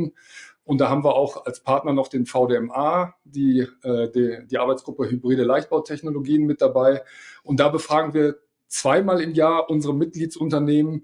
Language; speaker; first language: German; native; German